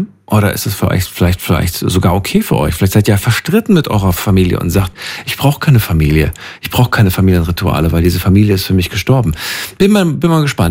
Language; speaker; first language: German; native; German